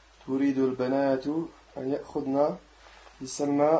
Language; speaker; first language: Arabic; non-native, learner; French